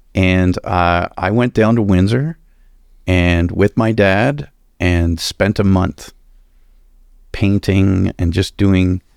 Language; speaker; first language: English; native; English